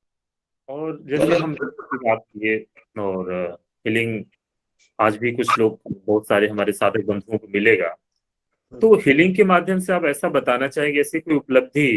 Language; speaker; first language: Hindi; native; Hindi